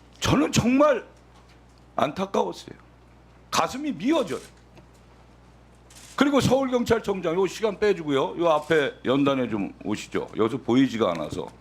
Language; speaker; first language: Korean; native; Korean